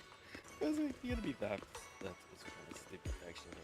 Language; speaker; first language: English; native; English